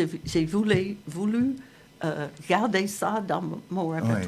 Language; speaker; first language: French; non-native, fluent; English